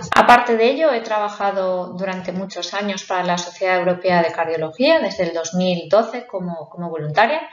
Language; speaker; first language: Spanish; native; Spanish